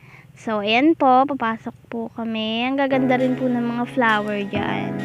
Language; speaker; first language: Filipino; native; Filipino